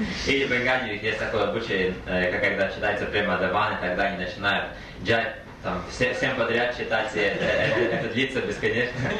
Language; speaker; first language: Russian; native; Russian